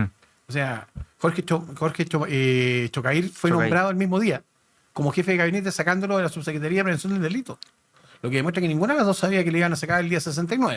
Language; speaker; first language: Spanish; native; Spanish